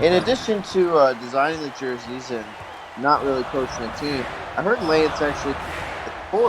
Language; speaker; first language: English; native; English